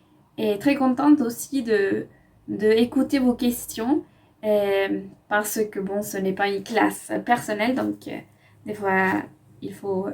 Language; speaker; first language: French; non-native, fluent; Spanish